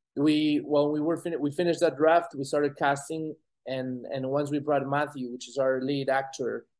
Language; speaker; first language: English; non-native, fluent; Spanish